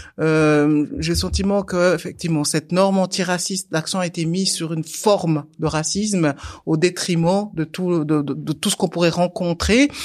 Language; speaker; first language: French; early bilingual, other home language; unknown